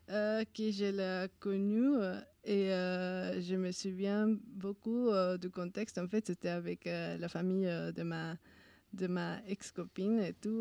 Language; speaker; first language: French; non-native, fluent; Spanish